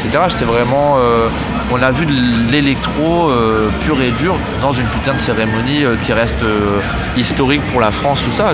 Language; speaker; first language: French; native; French